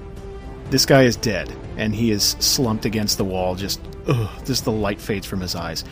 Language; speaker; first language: English; native; English